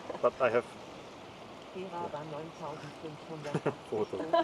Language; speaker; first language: English; non-native, learner; Norwegian